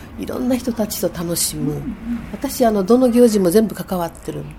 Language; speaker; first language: Japanese; native; Japanese